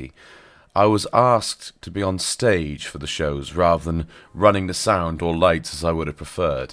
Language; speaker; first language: English; native; English